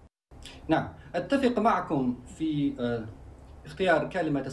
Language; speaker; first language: Arabic; non-native, fluent; Chinese